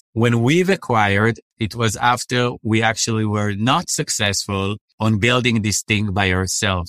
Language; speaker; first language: English; non-native, fluent; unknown